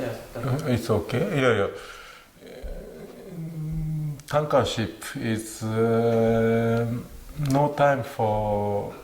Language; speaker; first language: English; non-native, learner; Japanese